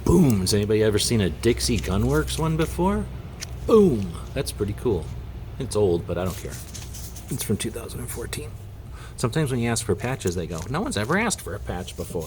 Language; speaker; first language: English; native; English